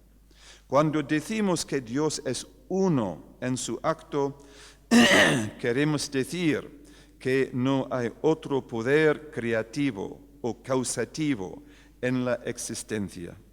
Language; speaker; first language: Spanish; non-native, fluent; English